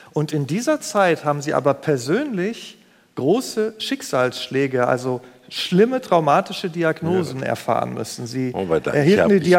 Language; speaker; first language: German; native; German